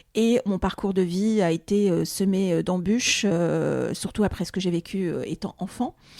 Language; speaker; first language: French; early bilingual, other home language; Arabic